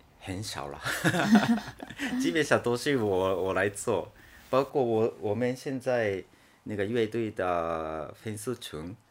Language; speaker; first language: Chinese; non-native, fluent; Japanese